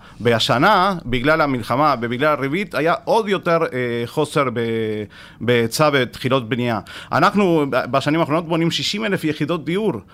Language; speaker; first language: Hebrew; non-native, fluent; Spanish